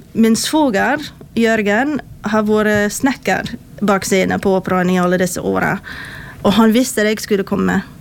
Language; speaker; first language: Norwegian; non-native, fluent; English